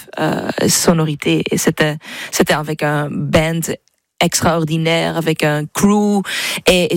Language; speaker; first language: French; non-native, local second language; Dutch